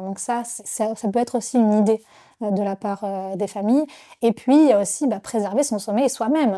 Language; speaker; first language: French; native; French